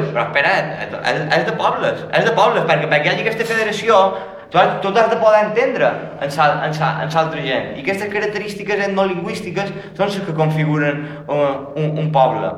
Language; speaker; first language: Catalan; native; Catalan